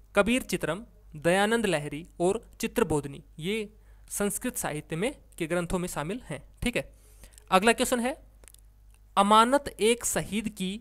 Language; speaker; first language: Hindi; native; Hindi